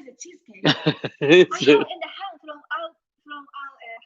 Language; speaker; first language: English; non-native, learner; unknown